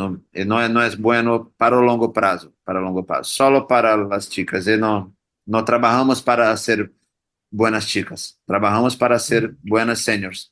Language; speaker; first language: Spanish; non-native, learner; Portuguese